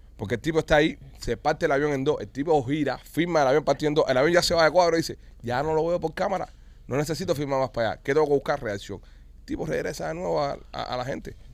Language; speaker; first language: Spanish; native; Spanish